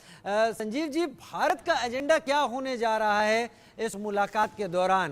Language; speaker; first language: Hindi; native; Hindi